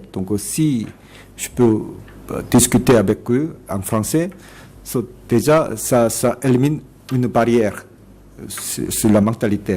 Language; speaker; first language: French; non-native, fluent; Korean